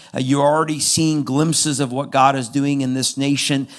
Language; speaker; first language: English; non-native, fluent; Persian